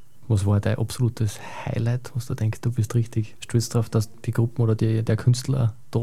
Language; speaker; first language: German; native; German